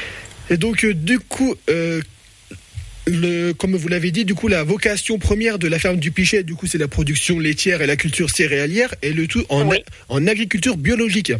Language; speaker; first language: French; native; French